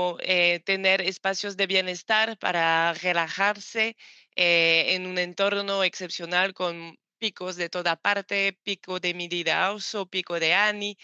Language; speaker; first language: Spanish; non-native, learner; French